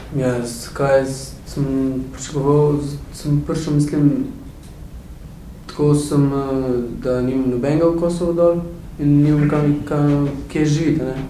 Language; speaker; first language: Slovenian; non-native, learner; Albanian